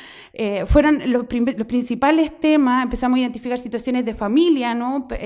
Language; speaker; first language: Spanish; native; Spanish